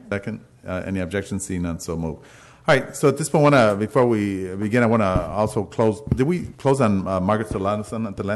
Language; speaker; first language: English; native; English